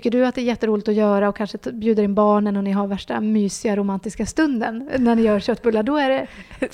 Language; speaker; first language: Swedish; native; Swedish